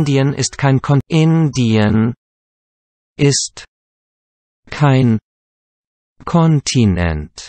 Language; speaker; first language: German; non-native, learner; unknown